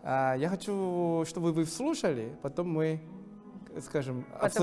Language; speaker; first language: Russian; non-native, fluent; Korean